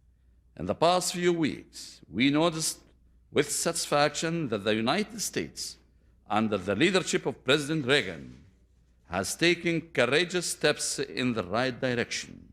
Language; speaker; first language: English; non-native, fluent; Arabic